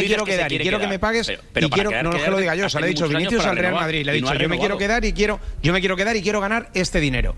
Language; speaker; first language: Spanish; native; Spanish